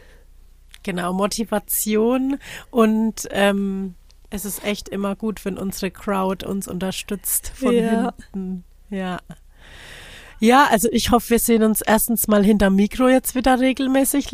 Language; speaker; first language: German; native; German